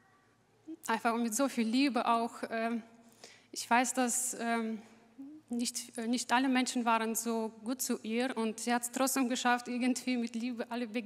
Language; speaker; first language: German; non-native, fluent; Russian